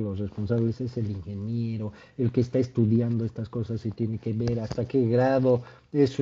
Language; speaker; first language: Spanish; native; Spanish